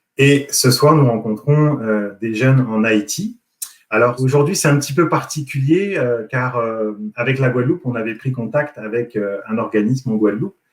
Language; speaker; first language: French; native; French